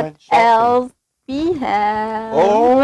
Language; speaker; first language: English; non-native, learner; Thai